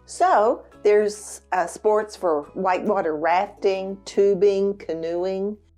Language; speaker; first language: English; native; English